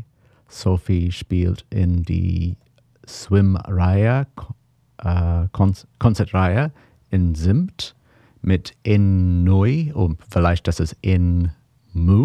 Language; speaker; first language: German; non-native, learner; English